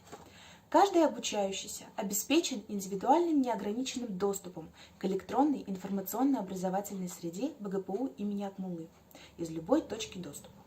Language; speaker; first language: Russian; native; Russian